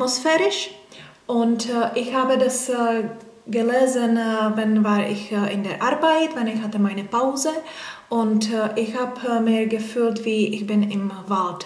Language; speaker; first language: German; non-native, learner; Czech